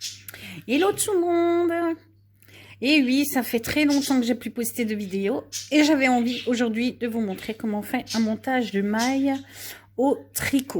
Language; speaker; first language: French; native; French